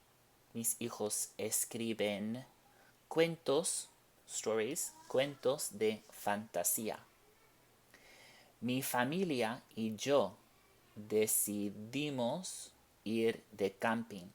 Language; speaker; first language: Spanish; non-native, fluent; English